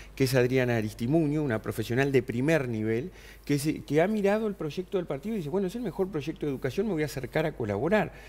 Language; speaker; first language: Spanish; native; Spanish